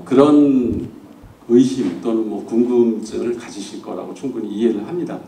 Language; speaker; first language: Korean; native; Korean